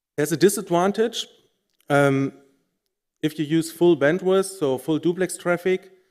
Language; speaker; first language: English; non-native, fluent; German